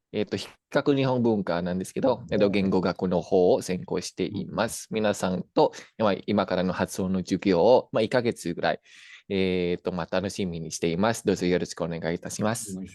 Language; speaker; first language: Japanese; non-native, fluent; Indonesian